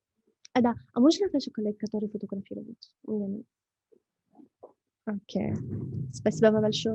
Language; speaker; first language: Russian; non-native, learner; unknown